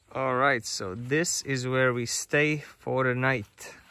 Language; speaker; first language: English; non-native, fluent; Latvian